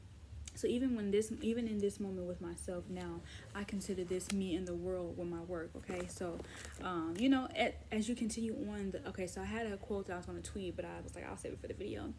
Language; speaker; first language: English; native; English